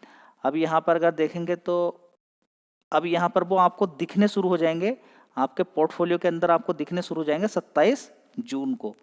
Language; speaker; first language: Hindi; native; Hindi